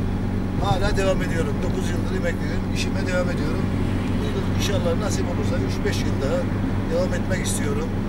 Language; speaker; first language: Turkish; native; Turkish